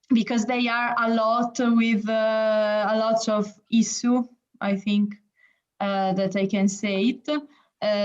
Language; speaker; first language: English; non-native, learner; Italian